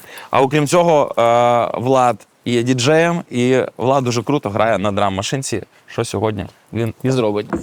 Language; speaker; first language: Ukrainian; native; Ukrainian